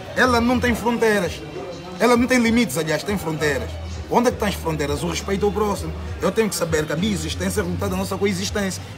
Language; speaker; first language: Portuguese; native; Portuguese